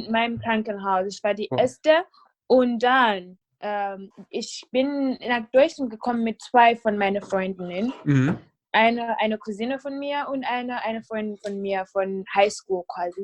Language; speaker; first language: German; non-native, fluent; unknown